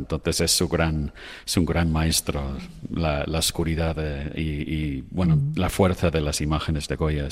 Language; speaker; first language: Spanish; non-native, fluent; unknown